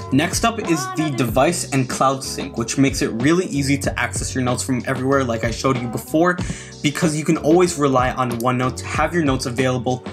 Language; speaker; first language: English; native; English